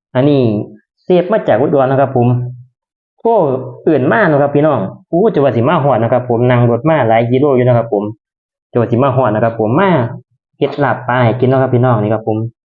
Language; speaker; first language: Thai; native; Thai